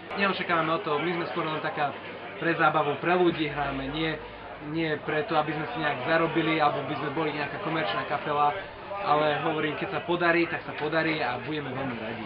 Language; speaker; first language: Slovak; native; Slovak